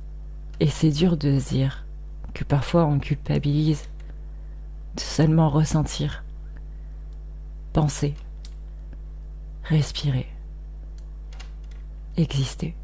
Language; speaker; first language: French; native; French